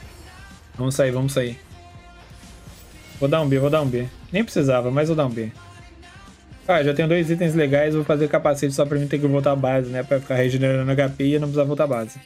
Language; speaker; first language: Portuguese; native; Portuguese